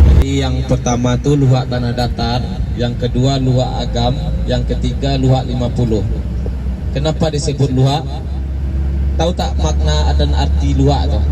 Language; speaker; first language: Malay; non-native, local second language; Minangkabau